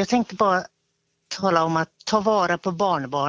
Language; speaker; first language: Swedish; native; Swedish